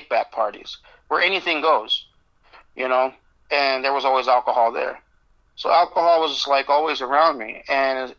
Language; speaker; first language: English; native; English